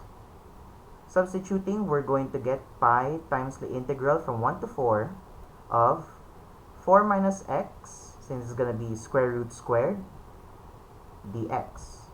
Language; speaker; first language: English; non-native, local second language; Filipino